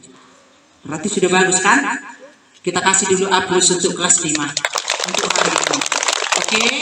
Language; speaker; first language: Indonesian; native; Indonesian